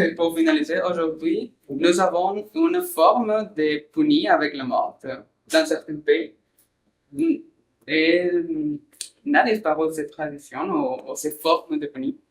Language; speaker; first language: French; non-native, learner; Spanish